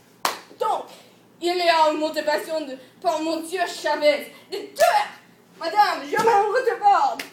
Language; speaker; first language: French; non-native, learner; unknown